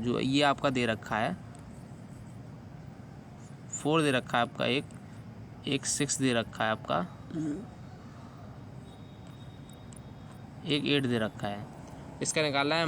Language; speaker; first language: Hindi; native; Hindi